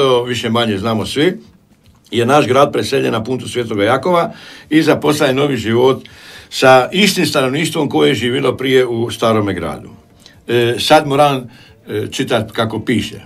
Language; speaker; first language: Croatian; native; Croatian